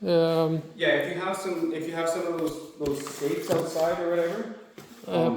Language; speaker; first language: English; native; English